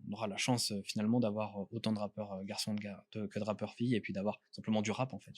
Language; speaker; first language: French; native; French